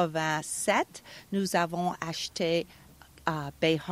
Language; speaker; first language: French; non-native, fluent; English